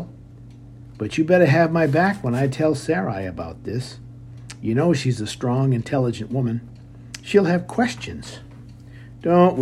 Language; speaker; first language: English; native; English